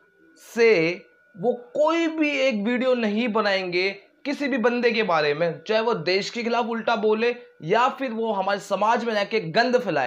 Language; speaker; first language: Hindi; native; Hindi